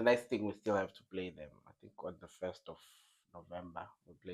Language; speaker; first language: English; non-native, local second language; Zulu